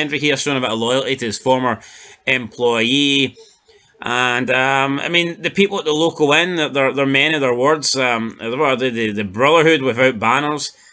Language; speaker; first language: English; native; English